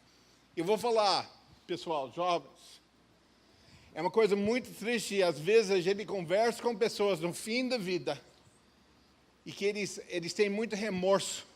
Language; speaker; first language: Portuguese; non-native, fluent; English